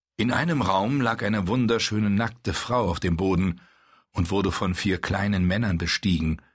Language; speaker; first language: German; native; German